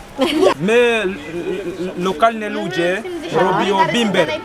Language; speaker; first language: Polish; non-native, learner; Swahili